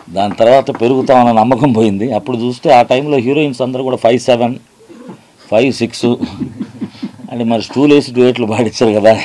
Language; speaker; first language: Telugu; native; Telugu